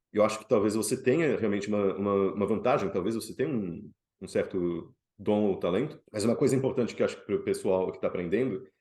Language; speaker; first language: Portuguese; native; Portuguese